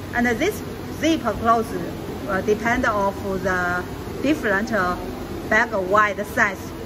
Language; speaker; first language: English; non-native, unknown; Chinese